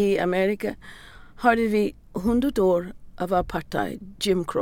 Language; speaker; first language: Swedish; non-native, learner; English